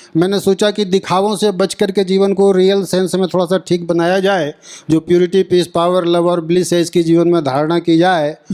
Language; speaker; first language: Hindi; native; Hindi